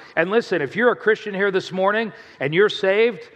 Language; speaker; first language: English; native; English